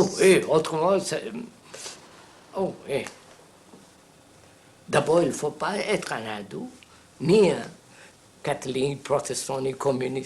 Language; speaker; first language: French; non-native, fluent; Telugu